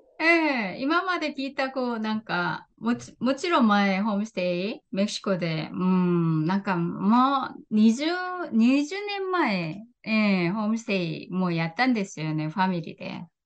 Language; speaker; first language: Japanese; non-native, fluent; Korean